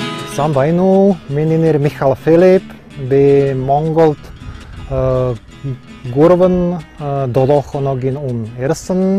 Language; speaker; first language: Mongolian; non-native, learner; Czech